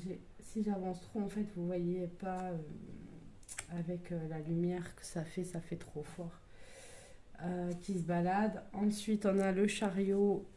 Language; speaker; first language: French; native; French